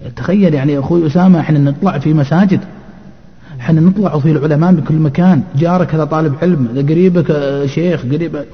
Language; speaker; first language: Arabic; native; Arabic